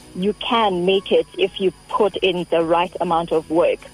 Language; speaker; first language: English; non-native, local second language; Xhosa